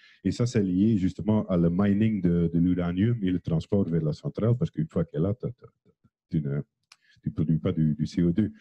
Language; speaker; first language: French; non-native, fluent; Dutch